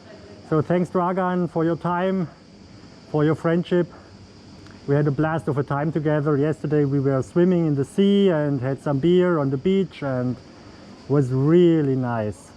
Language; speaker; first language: English; non-native, fluent; German